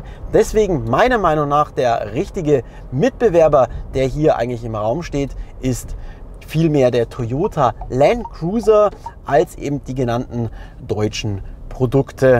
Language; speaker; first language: German; native; German